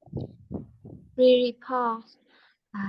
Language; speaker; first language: English; non-native, learner; Vietnamese